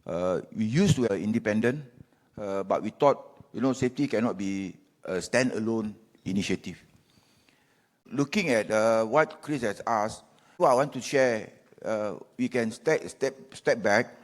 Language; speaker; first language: English; non-native, local second language; Malay